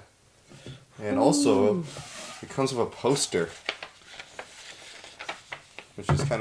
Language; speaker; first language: English; native; English